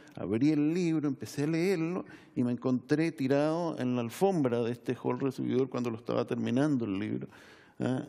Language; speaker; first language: Spanish; native; Spanish